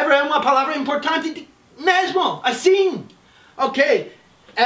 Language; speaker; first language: Portuguese; non-native, fluent; English